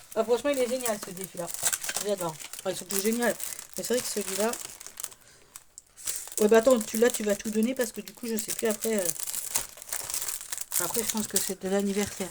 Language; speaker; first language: French; native; French